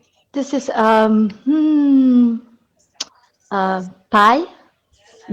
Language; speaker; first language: English; non-native, learner; Hungarian